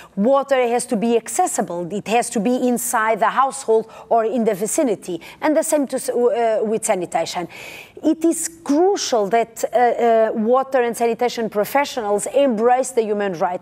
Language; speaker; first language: English; non-native, fluent; Portuguese